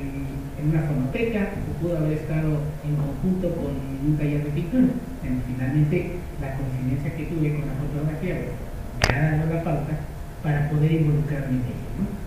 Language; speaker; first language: Spanish; native; Spanish